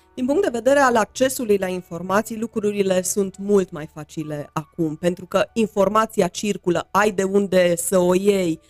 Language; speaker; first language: Romanian; native; Romanian